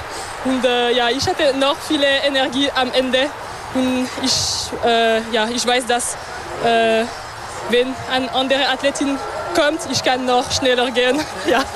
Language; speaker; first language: German; non-native, local second language; French